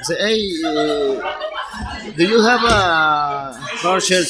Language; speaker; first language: English; non-native, fluent; Spanish